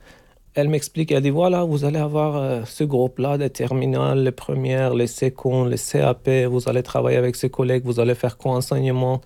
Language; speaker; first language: French; non-native, learner; Turkish